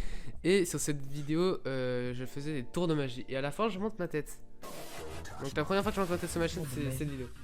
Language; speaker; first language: French; native; French